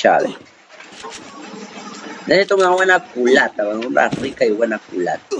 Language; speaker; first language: Spanish; native; Spanish